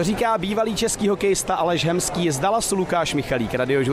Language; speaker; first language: Czech; native; Czech